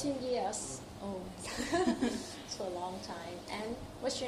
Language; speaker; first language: English; non-native, local second language; Thai